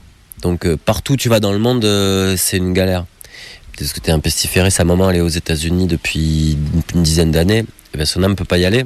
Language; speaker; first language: French; native; French